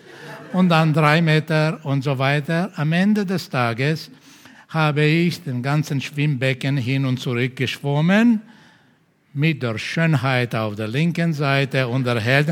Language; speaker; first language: German; non-native, fluent; Portuguese